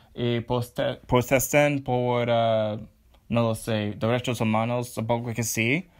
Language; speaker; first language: Spanish; non-native, learner; English